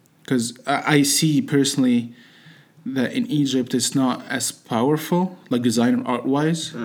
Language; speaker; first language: English; non-native, fluent; Arabic